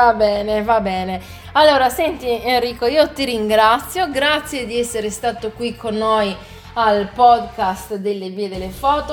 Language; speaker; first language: Italian; native; Italian